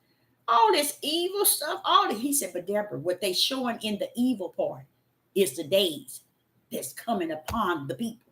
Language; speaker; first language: English; native; English